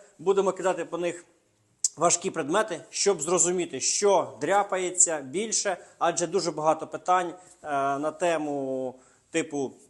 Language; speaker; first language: Ukrainian; non-native, local second language; Russian